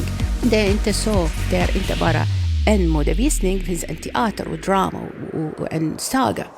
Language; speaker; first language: Swedish; non-native, learner; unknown